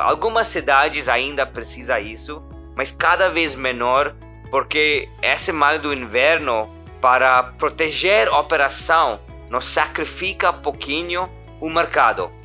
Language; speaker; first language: Portuguese; non-native, learner; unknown